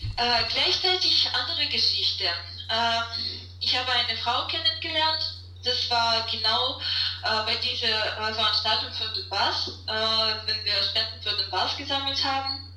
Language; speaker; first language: German; non-native, fluent; Russian